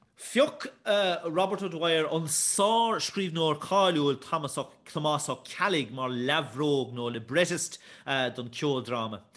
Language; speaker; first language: Irish; native; Irish